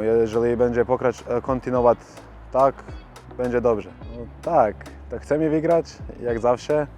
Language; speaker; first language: Polish; non-native, learner; Bosnian